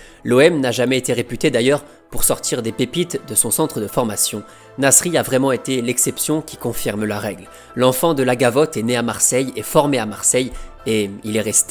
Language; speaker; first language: French; native; French